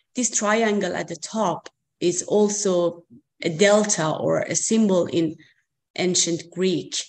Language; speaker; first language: English; non-native, fluent; Persian